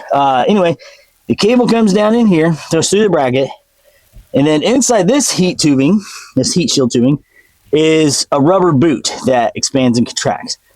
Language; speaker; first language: English; native; English